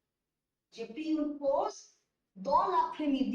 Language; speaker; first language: French; non-native, learner; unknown